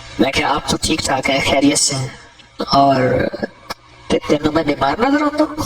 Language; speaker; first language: Urdu; non-native, local second language; Punjabi